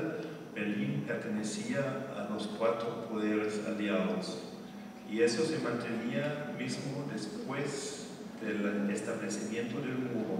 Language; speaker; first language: Spanish; non-native, fluent; German